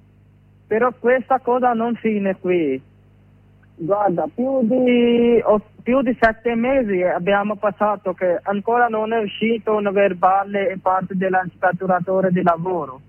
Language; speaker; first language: Italian; non-native, learner; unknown